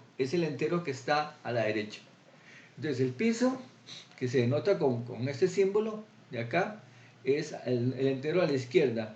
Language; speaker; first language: Spanish; native; Spanish